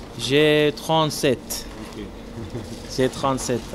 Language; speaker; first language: French; non-native, learner; Persian